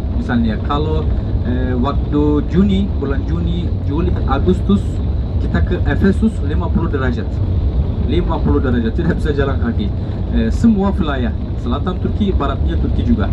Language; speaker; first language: Indonesian; non-native, fluent; Turkish